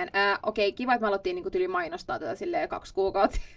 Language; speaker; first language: Finnish; non-native, local second language; Swedish